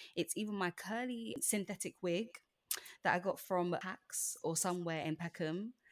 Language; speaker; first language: English; native; English